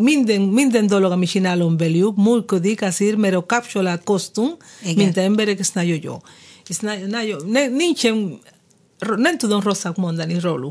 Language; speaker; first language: Hungarian; non-native, fluent; Spanish